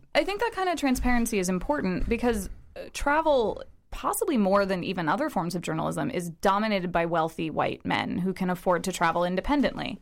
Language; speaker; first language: English; early bilingual, other home language; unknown